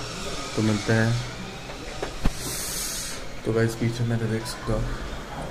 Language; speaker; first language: Hindi; native; Hindi